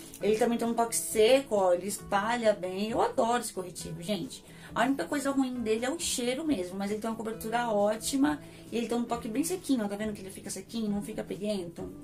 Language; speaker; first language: Portuguese; native; Portuguese